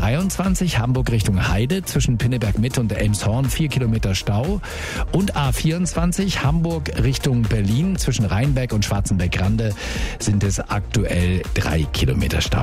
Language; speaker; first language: German; native; German